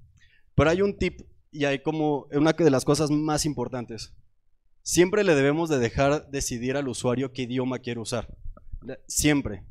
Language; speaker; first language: Spanish; native; Spanish